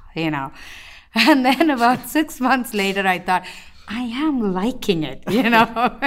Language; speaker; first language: English; non-native, local second language; Tamil